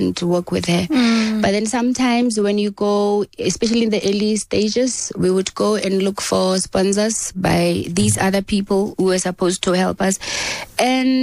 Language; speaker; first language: English; non-native, local second language; Southern Sotho